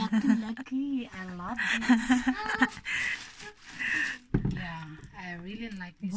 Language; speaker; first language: English; non-native, fluent; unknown